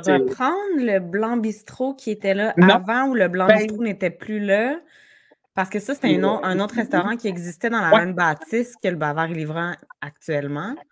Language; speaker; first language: French; native; French